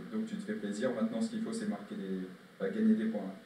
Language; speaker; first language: French; native; French